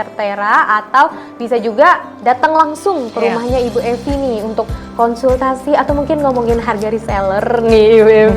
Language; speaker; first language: Indonesian; native; Indonesian